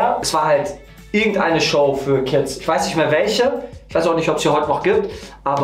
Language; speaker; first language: German; native; German